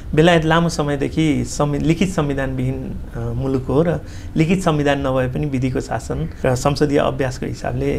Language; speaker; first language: Nepali; native; Nepali